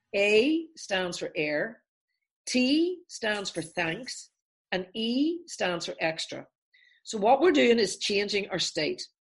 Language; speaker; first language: English; native; English